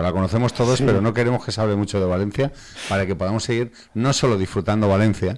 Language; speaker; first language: Spanish; native; Spanish